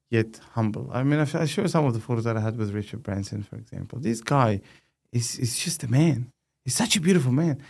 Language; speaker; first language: English; non-native, fluent; Arabic